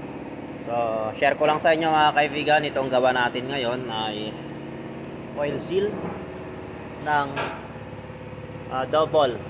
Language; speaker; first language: Filipino; native; Filipino